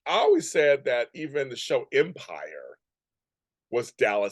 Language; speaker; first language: English; native; English